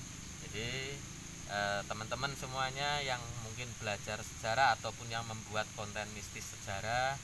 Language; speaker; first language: Indonesian; native; Indonesian